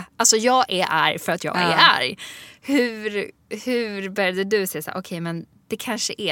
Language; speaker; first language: Swedish; native; Swedish